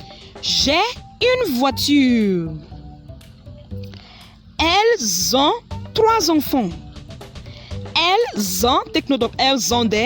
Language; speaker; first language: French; non-native, fluent; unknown